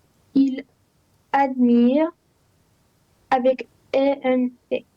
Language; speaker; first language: French; non-native, learner; Romanian